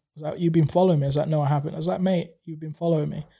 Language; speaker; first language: English; non-native, local second language; Swahili